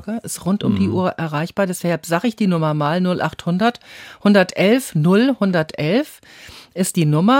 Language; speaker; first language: German; native; German